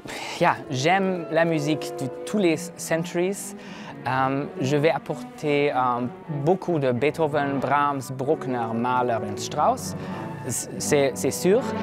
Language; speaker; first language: French; non-native, learner; German